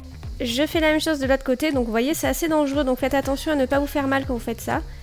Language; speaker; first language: French; native; French